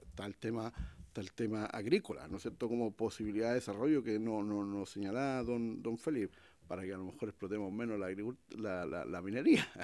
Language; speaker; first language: Spanish; native; Spanish